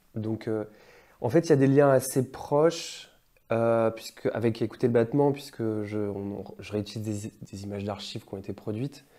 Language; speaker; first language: French; native; French